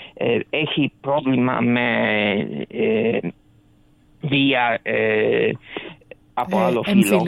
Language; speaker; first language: Greek; early bilingual, other home language; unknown